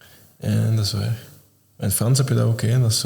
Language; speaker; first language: Dutch; native; Dutch